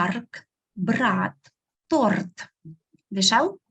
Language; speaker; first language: Russian; non-native, fluent; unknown